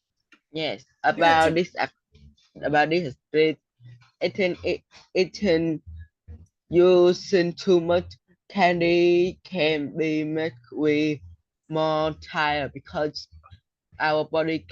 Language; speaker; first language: English; non-native, learner; Vietnamese